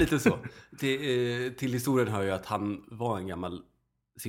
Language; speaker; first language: Swedish; native; Swedish